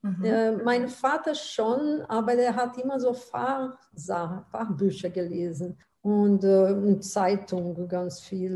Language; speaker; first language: German; non-native, fluent; Portuguese